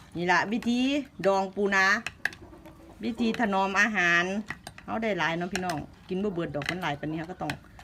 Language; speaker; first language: Thai; native; Thai